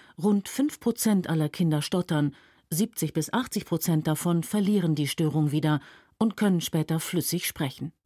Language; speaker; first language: German; native; German